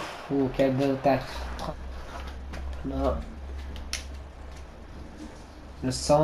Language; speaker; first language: French; native; French